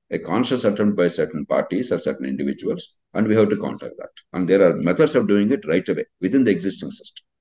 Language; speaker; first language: English; non-native, local second language; Telugu